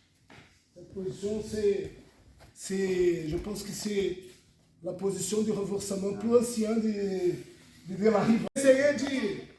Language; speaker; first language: French; non-native, fluent; Portuguese